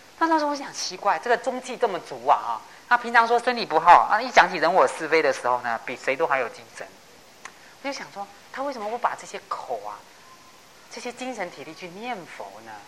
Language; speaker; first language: Chinese; non-native, local second language; Hakka Chinese